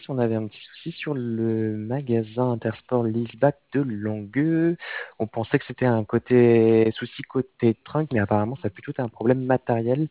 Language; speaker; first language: French; native; French